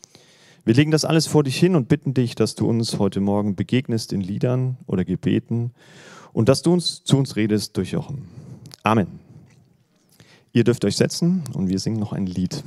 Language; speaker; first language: German; native; German